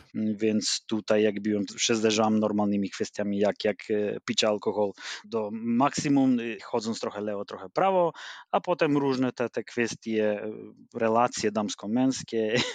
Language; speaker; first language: Polish; non-native, fluent; Macedonian